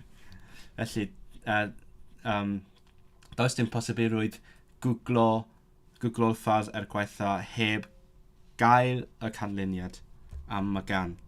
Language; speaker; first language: Welsh; non-native, learner; Cantonese